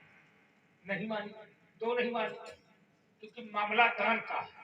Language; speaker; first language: Hindi; native; Hindi